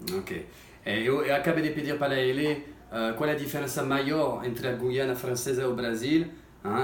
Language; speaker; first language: Portuguese; non-native, fluent; French